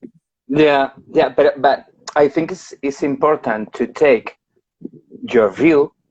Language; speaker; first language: English; non-native, learner; Spanish